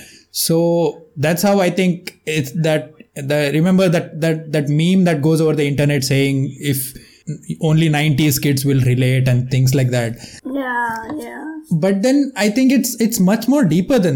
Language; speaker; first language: English; non-native, local second language; Kannada